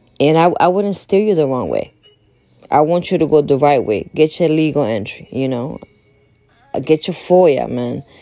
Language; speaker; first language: English; early bilingual, other home language; Spanish